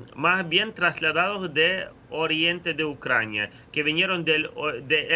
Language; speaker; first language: Spanish; non-native, fluent; Ukrainian